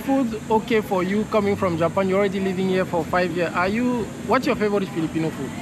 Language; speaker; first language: English; non-native, learner; French